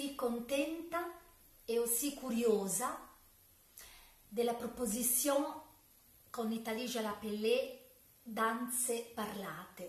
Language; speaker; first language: French; non-native, learner; Italian